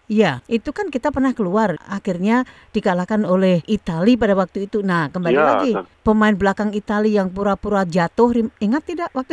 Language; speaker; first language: Indonesian; native; Indonesian